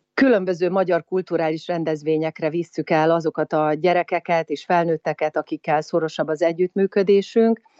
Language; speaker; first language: Hungarian; native; Hungarian